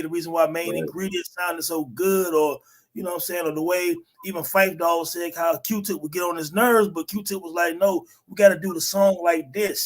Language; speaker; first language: English; native; English